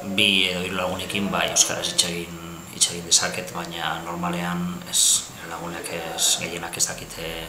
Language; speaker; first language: Basque; non-native, local second language; Spanish